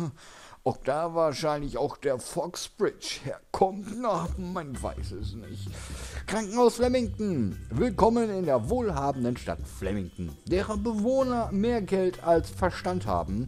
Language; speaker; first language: German; native; German